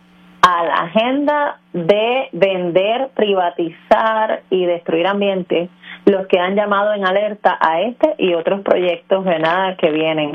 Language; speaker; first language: Spanish; native; Spanish